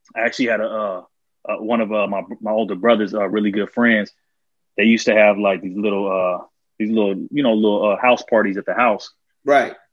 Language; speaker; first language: English; native; English